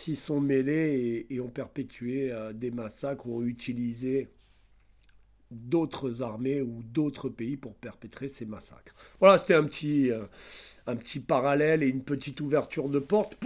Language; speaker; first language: French; native; French